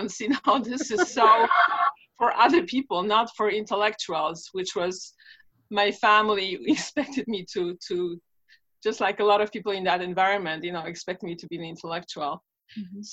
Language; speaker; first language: English; non-native, fluent; Polish